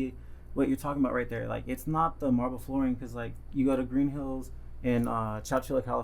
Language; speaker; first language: English; native; English